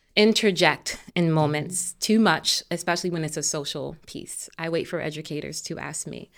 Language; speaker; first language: English; native; English